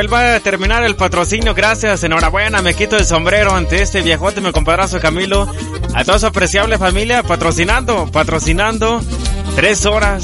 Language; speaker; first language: Spanish; native; Spanish